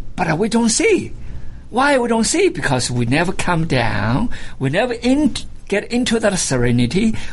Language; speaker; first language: English; non-native, fluent; Chinese